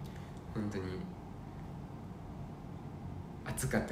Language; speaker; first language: Japanese; non-native, fluent; Korean